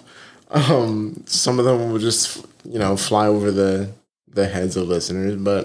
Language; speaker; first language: English; native; English